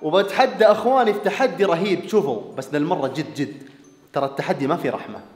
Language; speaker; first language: Arabic; native; Arabic